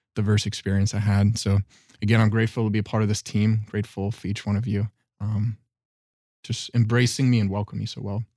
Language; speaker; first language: English; non-native, fluent; German